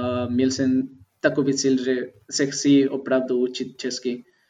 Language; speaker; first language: Czech; non-native, fluent; Spanish